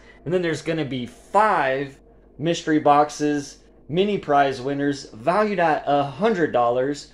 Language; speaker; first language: English; native; English